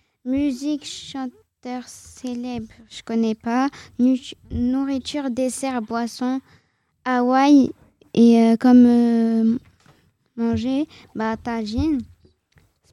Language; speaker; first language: French; early bilingual, other home language; Arabic